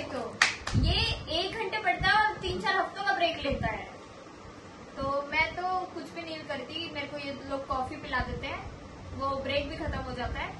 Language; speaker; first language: Hindi; native; Hindi